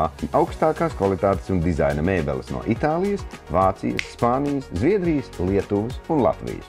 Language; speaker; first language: Latvian; native; Latvian